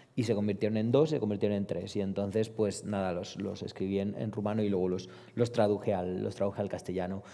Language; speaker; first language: Spanish; early bilingual, other home language; Romanian